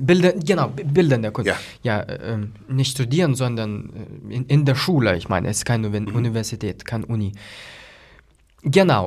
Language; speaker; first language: German; non-native, fluent; Lithuanian